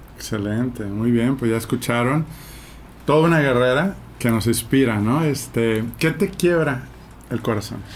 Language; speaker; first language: Spanish; native; Spanish